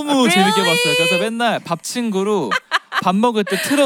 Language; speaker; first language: Korean; native; Korean